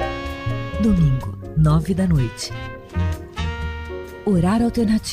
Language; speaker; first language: Portuguese; native; Portuguese